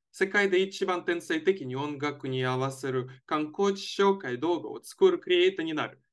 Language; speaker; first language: Japanese; non-native, fluent; Latvian